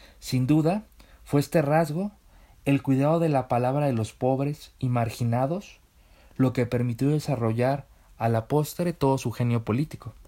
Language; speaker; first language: Spanish; native; Spanish